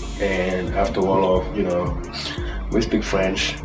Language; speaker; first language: English; non-native, fluent; Wolof